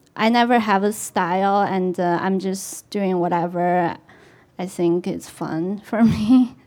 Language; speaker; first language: English; non-native, fluent; Chinese